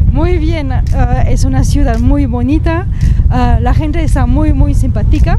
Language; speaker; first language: Spanish; non-native, learner; French